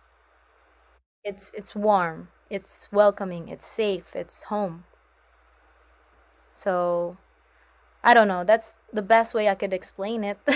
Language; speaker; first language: English; non-native, local second language; Filipino